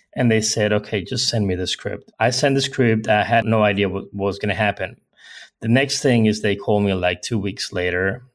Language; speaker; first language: English; non-native, fluent; Spanish